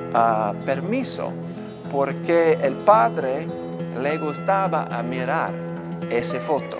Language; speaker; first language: Spanish; non-native, learner; English